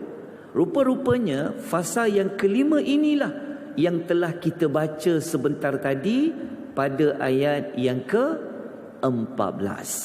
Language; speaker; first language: Malay; native; Malay